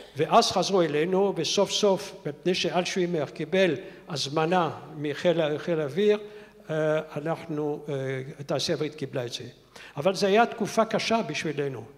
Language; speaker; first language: Hebrew; non-native, fluent; French